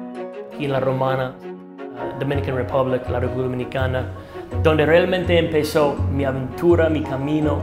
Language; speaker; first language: Spanish; non-native, fluent; English